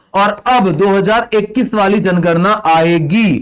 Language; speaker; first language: Hindi; native; Hindi